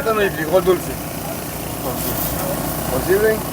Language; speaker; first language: Spanish; native; Spanish